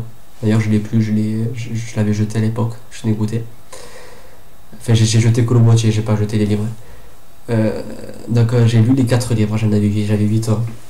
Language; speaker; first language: French; native; French